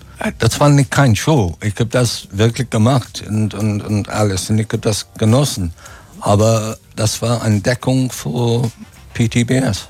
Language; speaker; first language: German; non-native, fluent; English